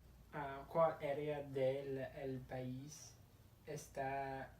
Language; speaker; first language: Spanish; non-native, learner; English